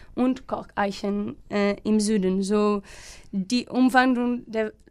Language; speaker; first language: German; non-native, fluent; Portuguese